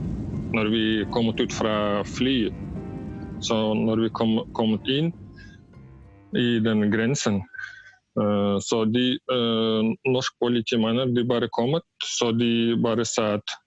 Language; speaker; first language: Norwegian; non-native, learner; Russian